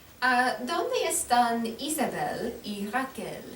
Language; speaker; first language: Spanish; non-native, fluent; English